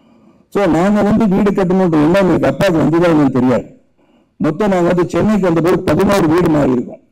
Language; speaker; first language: Tamil; native; Tamil